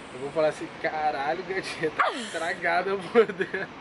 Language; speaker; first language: Portuguese; native; Portuguese